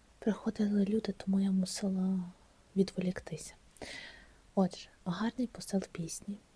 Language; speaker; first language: Ukrainian; native; Ukrainian